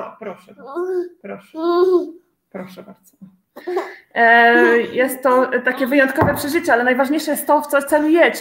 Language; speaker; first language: Polish; native; Polish